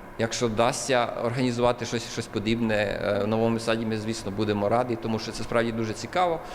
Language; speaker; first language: Ukrainian; native; Ukrainian